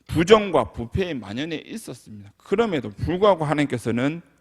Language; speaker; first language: Korean; native; Korean